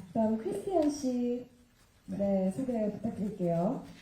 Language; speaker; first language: Korean; native; Korean